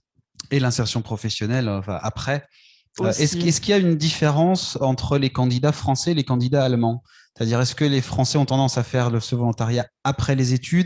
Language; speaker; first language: French; native; French